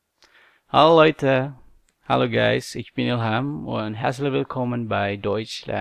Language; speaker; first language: German; non-native, learner; Indonesian